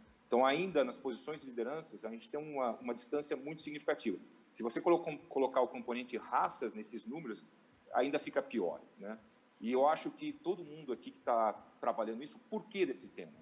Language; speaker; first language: Portuguese; native; Portuguese